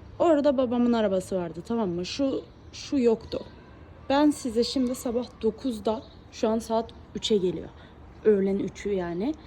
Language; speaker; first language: Turkish; early bilingual, heritage; Turkish